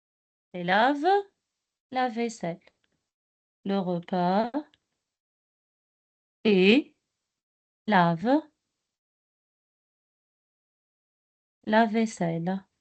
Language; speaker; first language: French; non-native, local second language; Arabic